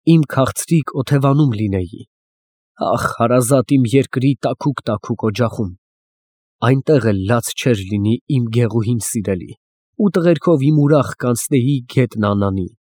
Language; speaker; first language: Armenian; native; Armenian